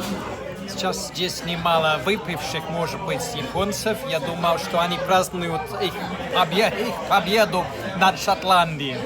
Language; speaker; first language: Russian; non-native, fluent; English